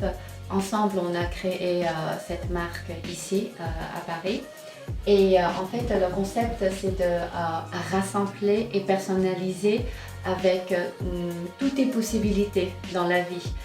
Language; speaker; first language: French; non-native, fluent; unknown